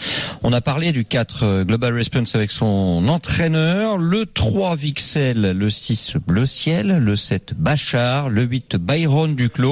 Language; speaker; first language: French; native; French